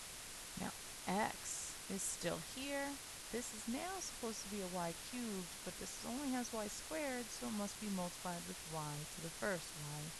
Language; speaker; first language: English; native; English